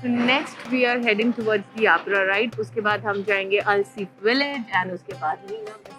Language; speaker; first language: Hindi; native; Hindi